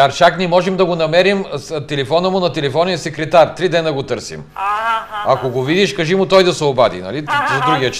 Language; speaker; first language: Bulgarian; native; Bulgarian